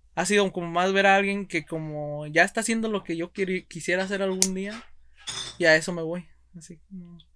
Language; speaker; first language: Spanish; early bilingual, heritage; Spanish